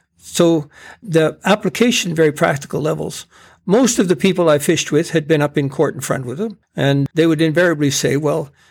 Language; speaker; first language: English; native; English